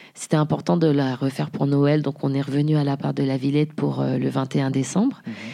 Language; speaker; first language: French; early bilingual, other home language; Haitian Creole